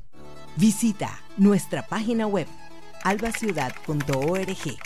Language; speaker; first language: Spanish; native; Spanish